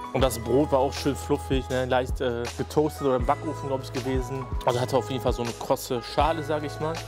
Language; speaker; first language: German; native; German